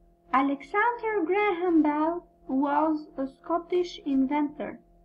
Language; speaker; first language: English; non-native, fluent; Albanian